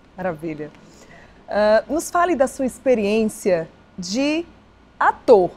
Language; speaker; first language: Portuguese; native; Portuguese